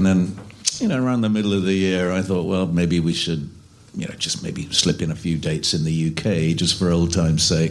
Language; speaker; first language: English; native; English